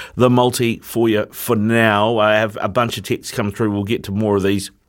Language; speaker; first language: English; native; English